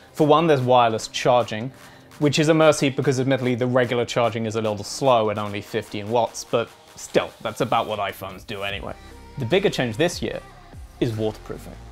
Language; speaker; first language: English; native; English